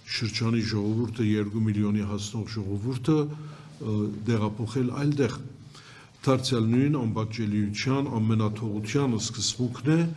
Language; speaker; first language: Armenian; early bilingual, heritage; Armenian